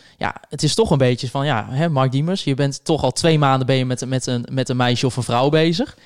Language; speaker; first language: Dutch; native; Dutch